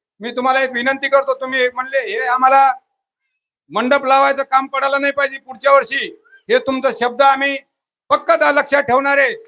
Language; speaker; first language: Marathi; non-native, local second language; Lambadi